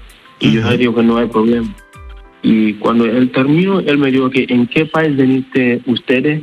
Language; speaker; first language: Spanish; non-native, learner; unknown